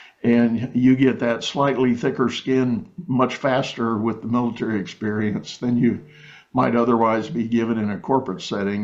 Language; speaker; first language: English; native; English